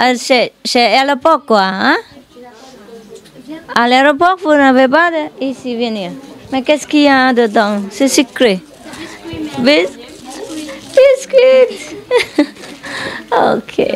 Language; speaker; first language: French; non-native, learner; Vietnamese